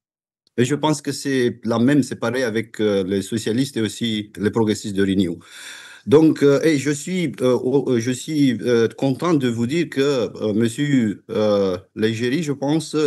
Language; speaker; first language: French; non-native, fluent; Romanian